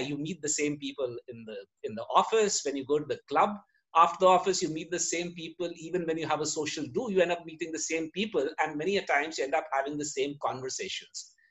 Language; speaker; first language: English; non-native, local second language; Hindi